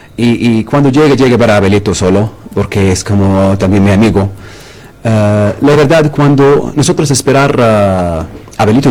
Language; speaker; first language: Spanish; non-native, learner; Arabic